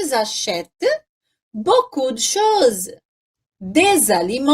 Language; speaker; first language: French; non-native, fluent; Portuguese